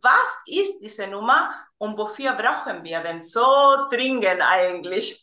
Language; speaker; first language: German; non-native, fluent; Spanish